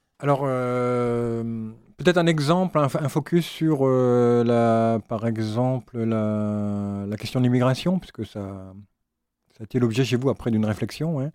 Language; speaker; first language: French; native; French